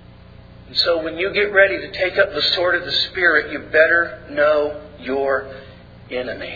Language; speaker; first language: English; native; English